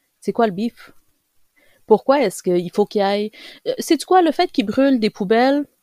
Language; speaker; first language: French; early bilingual, other home language; Spanish